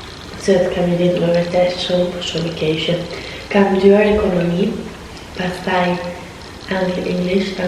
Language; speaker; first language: Albanian; early bilingual, heritage; Albanian